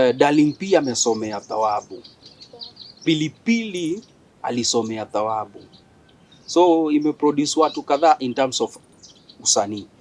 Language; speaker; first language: Swahili; native; Swahili